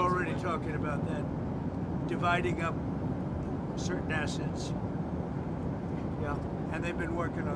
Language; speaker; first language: English; native; English